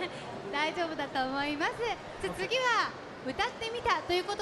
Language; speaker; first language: Japanese; native; Japanese